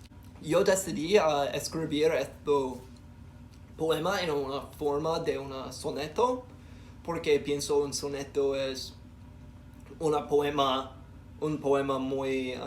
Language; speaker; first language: Spanish; non-native, learner; English